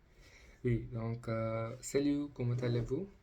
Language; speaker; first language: French; non-native, learner; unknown